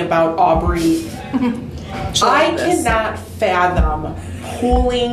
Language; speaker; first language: English; native; English